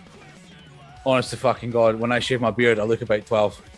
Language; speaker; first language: English; native; English